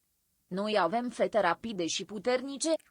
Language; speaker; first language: Romanian; non-native, learner; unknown